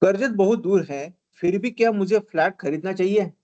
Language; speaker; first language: Hindi; non-native, local second language; Marathi